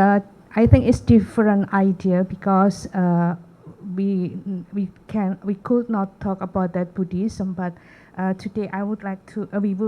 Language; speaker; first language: English; non-native, learner; Indonesian